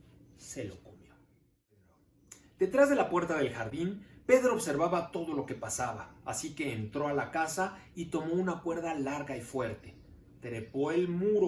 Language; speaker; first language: Spanish; native; Spanish